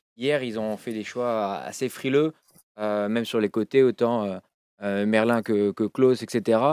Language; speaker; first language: French; native; French